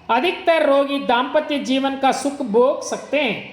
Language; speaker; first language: Hindi; non-native, local second language; Kannada